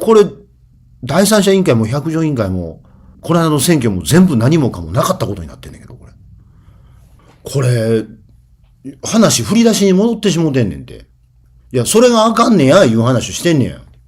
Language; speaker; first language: Japanese; native; Japanese